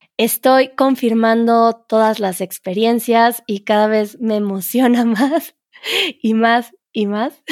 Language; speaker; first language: Spanish; native; Spanish